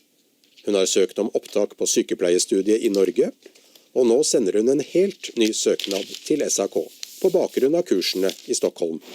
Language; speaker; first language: Norwegian; native; Norwegian